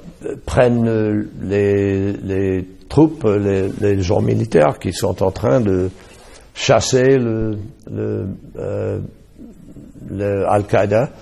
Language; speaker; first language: French; non-native, fluent; English